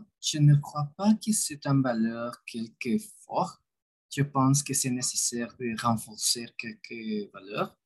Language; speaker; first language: French; non-native, learner; Spanish